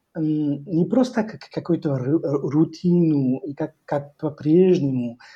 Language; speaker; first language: Russian; non-native, fluent; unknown